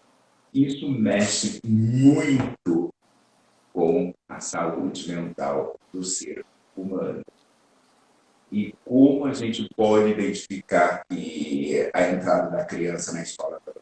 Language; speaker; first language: Portuguese; native; Portuguese